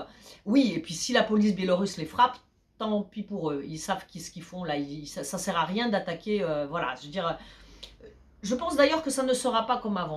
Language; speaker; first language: French; early bilingual, other home language; Polish